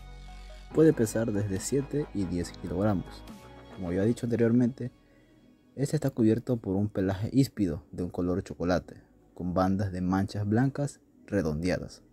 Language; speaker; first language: Spanish; native; Spanish